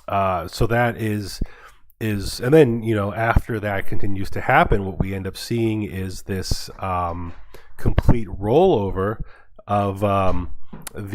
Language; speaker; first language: English; native; English